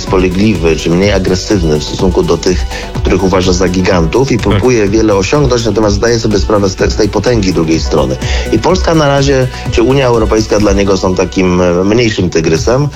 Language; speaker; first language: Polish; native; Polish